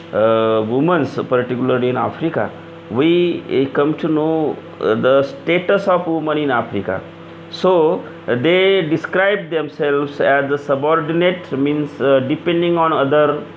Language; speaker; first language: English; non-native, local second language; Marathi